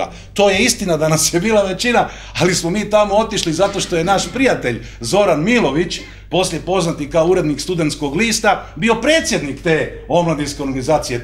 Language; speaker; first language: Croatian; native; Croatian